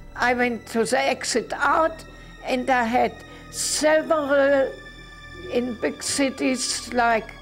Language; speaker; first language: English; non-native, learner; German